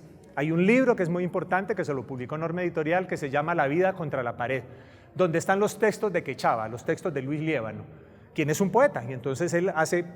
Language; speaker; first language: Spanish; native; Spanish